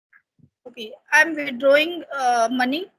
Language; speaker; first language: English; non-native, learner; Hindi